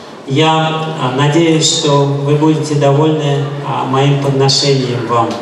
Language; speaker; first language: Russian; native; Russian